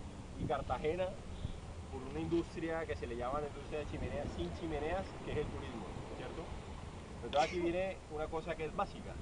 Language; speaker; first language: Spanish; native; Spanish